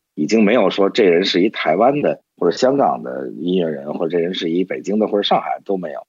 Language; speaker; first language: Chinese; native; Chinese